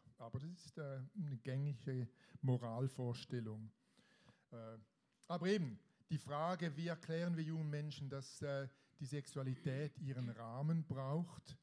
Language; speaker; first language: German; native; German